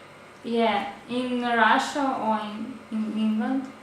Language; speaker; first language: English; non-native, learner; Russian